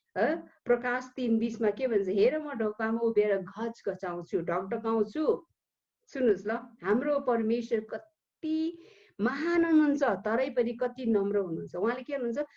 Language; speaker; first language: Nepali; early bilingual, heritage; Nepali